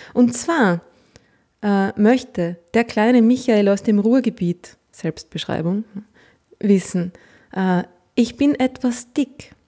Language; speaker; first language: German; native; German